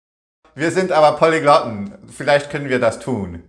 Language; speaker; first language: German; non-native, learner; English